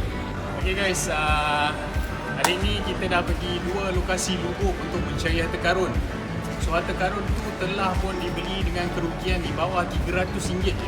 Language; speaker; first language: Malay; native; Malay